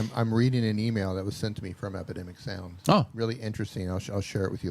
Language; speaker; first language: English; native; English